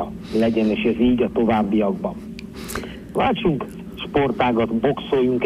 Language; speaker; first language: Hungarian; native; Hungarian